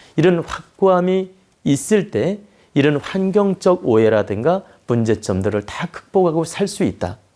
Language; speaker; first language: Korean; native; Korean